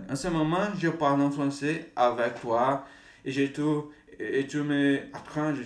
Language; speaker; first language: French; non-native, learner; Portuguese